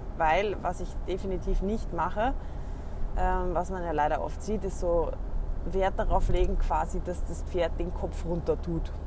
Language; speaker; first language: German; native; German